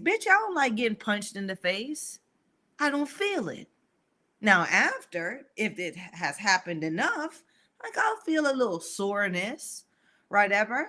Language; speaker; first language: English; native; English